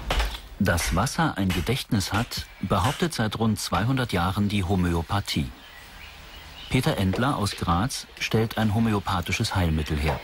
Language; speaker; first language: German; native; German